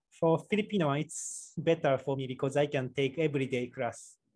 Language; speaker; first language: English; non-native, learner; Japanese